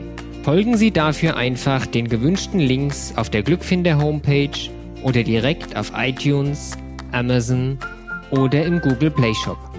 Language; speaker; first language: German; native; German